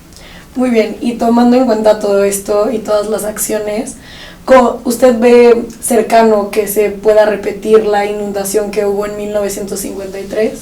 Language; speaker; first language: Spanish; native; Spanish